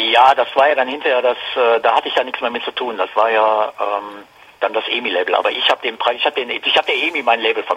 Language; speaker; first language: German; native; German